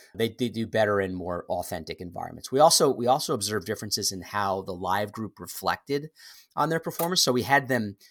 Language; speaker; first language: English; native; English